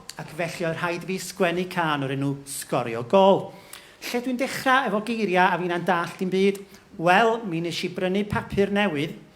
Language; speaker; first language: Welsh; native; Welsh